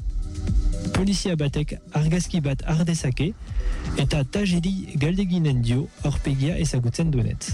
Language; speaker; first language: Basque; non-native, local second language; French